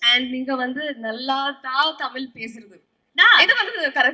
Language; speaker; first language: Tamil; non-native, learner; Malayalam